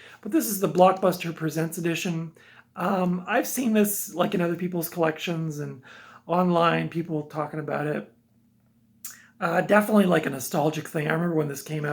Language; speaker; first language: English; native; English